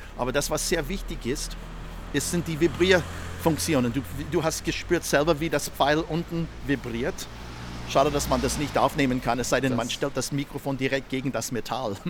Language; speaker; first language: German; non-native, fluent; English